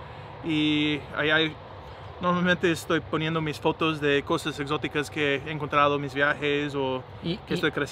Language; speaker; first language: Spanish; non-native, learner; English